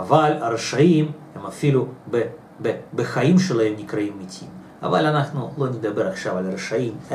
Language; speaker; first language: Hebrew; non-native, fluent; Russian